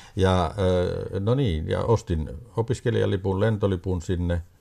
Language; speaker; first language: Finnish; native; Finnish